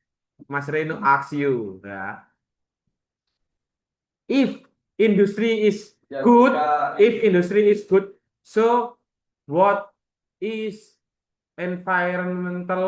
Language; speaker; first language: English; non-native, learner; Indonesian